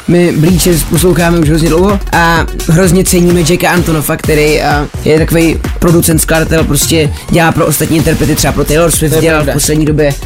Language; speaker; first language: Czech; native; Czech